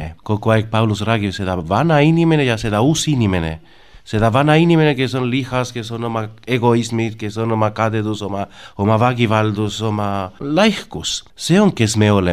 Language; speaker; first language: Estonian; non-native, learner; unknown